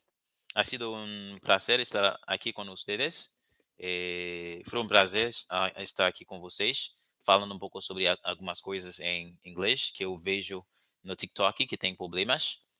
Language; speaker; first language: Portuguese; non-native, fluent; Haitian Creole